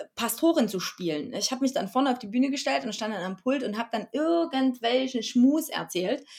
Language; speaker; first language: German; native; German